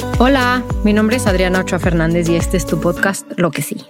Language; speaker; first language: Spanish; native; Spanish